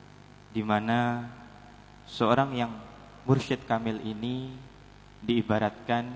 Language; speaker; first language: Indonesian; native; Indonesian